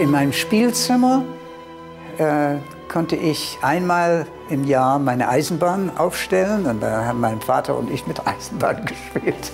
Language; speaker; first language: German; early bilingual, heritage; German